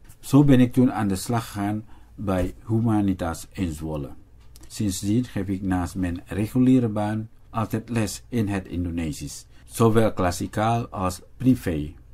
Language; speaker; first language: Dutch; non-native, fluent; Indonesian